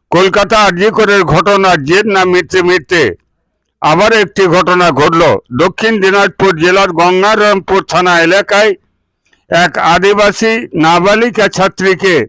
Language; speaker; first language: Bangla; non-native, local second language; Santali